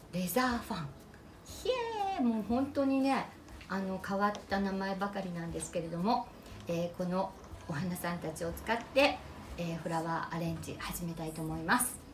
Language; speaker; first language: Japanese; native; Japanese